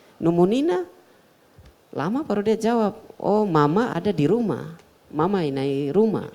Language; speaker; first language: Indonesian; non-native, local second language; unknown